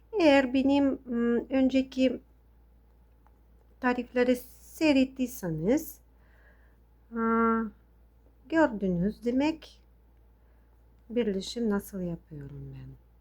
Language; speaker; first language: Turkish; non-native, fluent; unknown